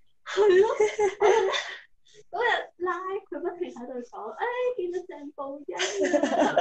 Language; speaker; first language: Cantonese; native; Cantonese